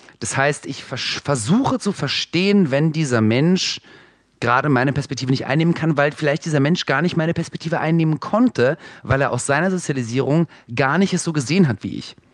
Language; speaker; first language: German; early bilingual, other home language; Russian